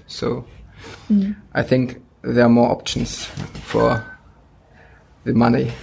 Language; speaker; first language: English; non-native, fluent; German